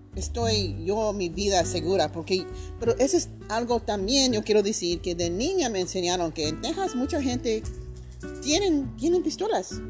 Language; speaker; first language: Spanish; early bilingual, heritage; Spanish